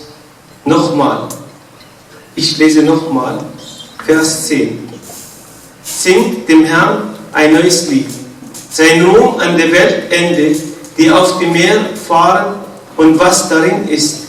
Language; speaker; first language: German; non-native, fluent; Arabic